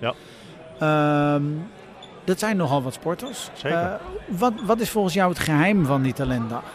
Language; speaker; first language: Dutch; native; Dutch